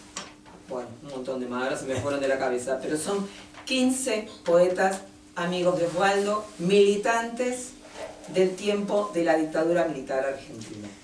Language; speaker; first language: Spanish; native; Spanish